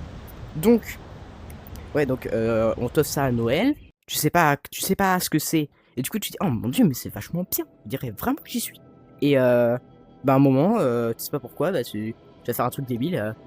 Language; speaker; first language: French; native; French